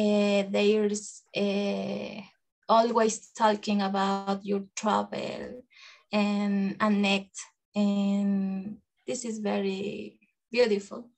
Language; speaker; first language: English; non-native, learner; Spanish